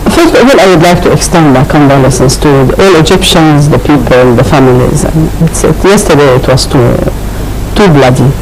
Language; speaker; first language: English; non-native, fluent; Arabic